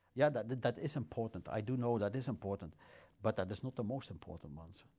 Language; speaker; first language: English; non-native, fluent; Dutch